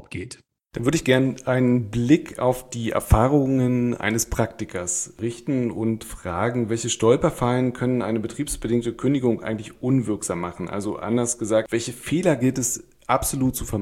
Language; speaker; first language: German; native; German